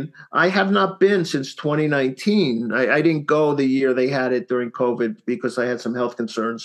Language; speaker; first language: English; native; English